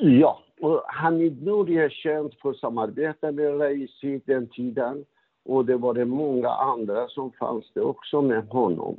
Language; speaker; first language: Swedish; non-native, fluent; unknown